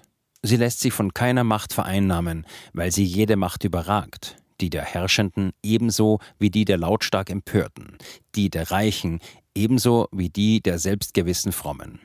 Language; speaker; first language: German; native; German